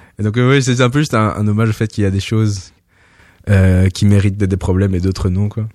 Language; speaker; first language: French; early bilingual, other home language; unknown